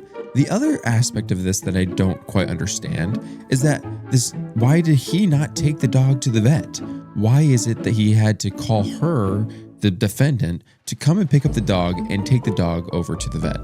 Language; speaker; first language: English; native; English